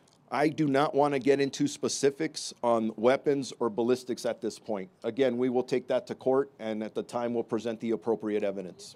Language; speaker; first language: English; early bilingual, other home language; Spanish